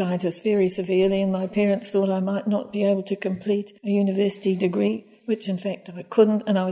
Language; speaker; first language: English; native; English